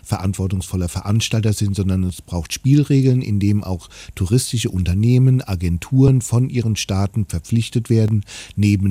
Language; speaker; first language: German; native; German